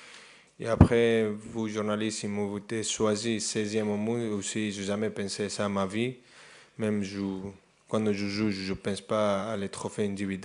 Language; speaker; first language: French; non-native, fluent; Spanish